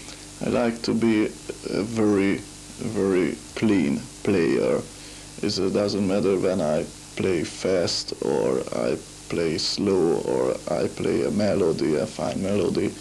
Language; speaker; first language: English; non-native, learner; Hungarian